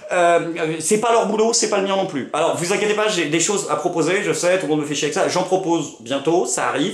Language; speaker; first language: French; native; French